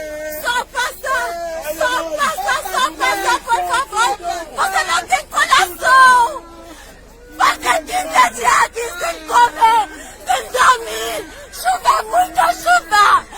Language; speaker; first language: Portuguese; non-native, learner; Haitian Creole